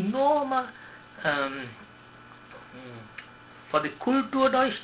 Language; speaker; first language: German; non-native, learner; Sinhala